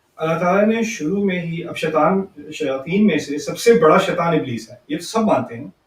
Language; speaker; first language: Urdu; early bilingual, heritage; Urdu